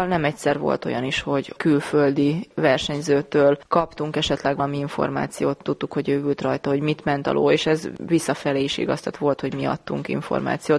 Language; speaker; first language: Hungarian; native; Hungarian